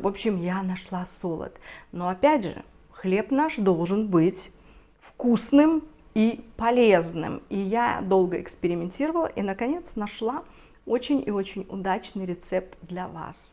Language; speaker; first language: Russian; native; Russian